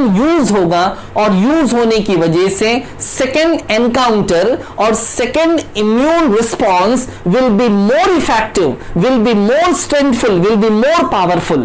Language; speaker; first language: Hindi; native; Hindi